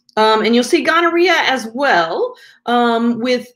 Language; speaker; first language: English; native; English